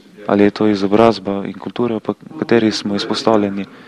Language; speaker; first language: Slovenian; native; Slovenian